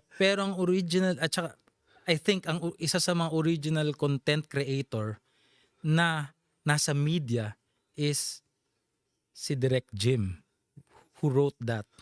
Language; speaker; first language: Filipino; native; Filipino